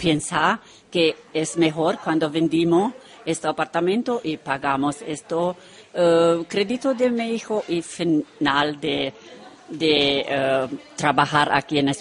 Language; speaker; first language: Spanish; non-native, learner; Romanian